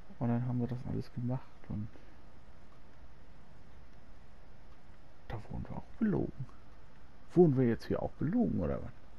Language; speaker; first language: German; native; German